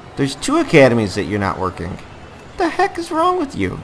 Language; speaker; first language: English; native; English